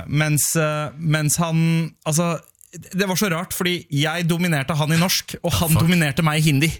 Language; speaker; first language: Norwegian; native; Norwegian